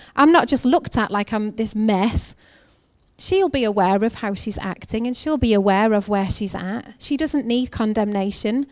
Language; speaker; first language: English; native; English